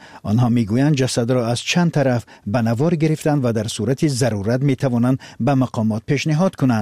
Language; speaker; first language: Persian; native; Persian